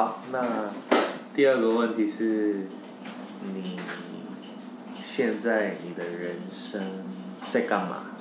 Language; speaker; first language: Chinese; non-native, fluent; Korean